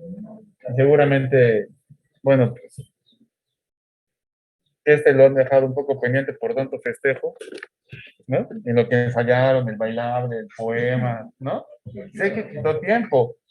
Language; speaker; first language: Spanish; native; Spanish